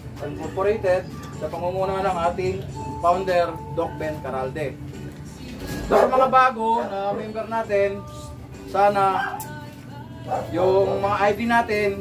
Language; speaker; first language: Filipino; native; Filipino